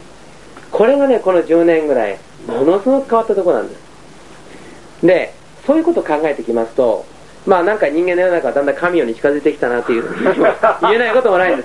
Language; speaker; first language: Japanese; native; Japanese